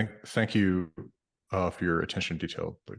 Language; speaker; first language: English; native; English